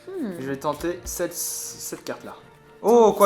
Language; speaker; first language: French; native; French